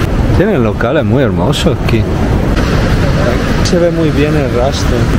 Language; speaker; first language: Spanish; non-native, fluent; Italian